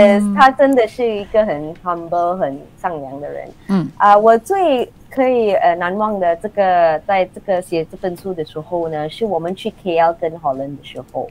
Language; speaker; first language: Chinese; non-native, local second language; English